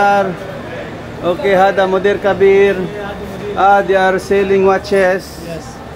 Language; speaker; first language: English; non-native, learner; Filipino